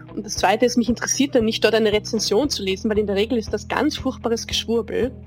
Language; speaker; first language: German; native; German